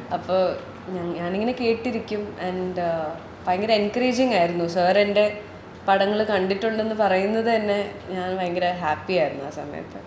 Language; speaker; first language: Malayalam; early bilingual, heritage; Malayalam